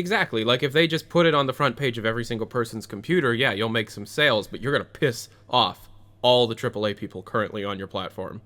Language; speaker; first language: English; native; English